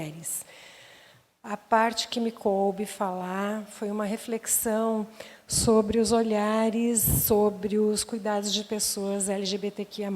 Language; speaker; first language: Portuguese; native; Portuguese